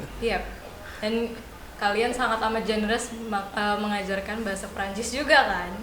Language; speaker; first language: Indonesian; native; Indonesian